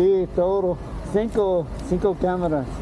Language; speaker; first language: Spanish; non-native, learner; English